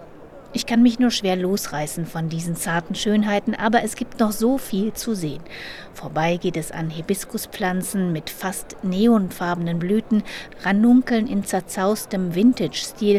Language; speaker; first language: German; native; German